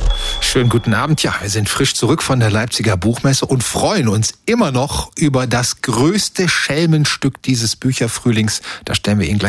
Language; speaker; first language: German; native; German